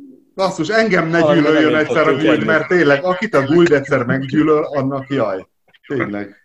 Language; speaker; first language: Hungarian; native; Hungarian